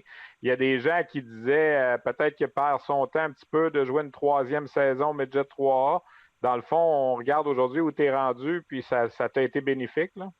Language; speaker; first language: French; native; French